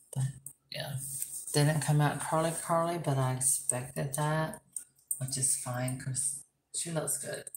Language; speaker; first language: English; early bilingual, other home language; Spanish